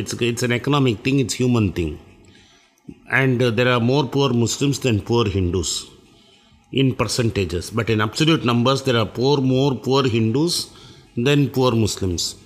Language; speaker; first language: English; non-native, local second language; Tamil